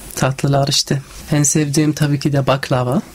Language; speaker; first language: Turkish; non-native, learner; Arabic